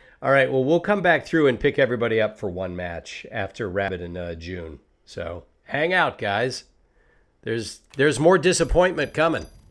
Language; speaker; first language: English; native; English